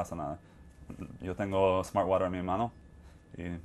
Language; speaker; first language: Spanish; non-native, fluent; English